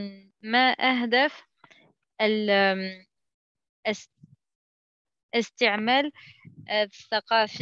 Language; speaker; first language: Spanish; non-native, learner; Arabic